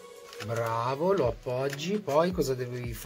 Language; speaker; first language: Italian; native; Italian